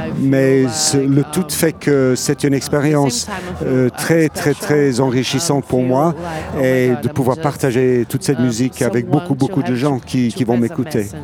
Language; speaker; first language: French; non-native, fluent; Portuguese